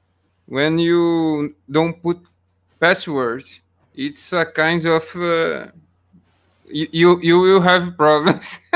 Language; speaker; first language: English; non-native, learner; Portuguese